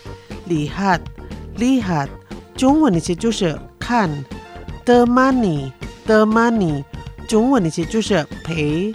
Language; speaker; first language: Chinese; non-native, fluent; Indonesian